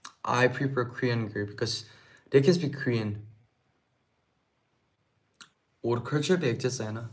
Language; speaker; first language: English; non-native, fluent; Korean